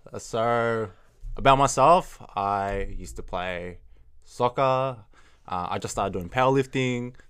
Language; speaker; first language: English; early bilingual, other home language; Chinese